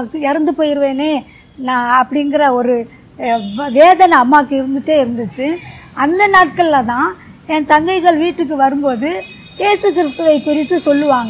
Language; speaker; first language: Tamil; non-native, local second language; Urdu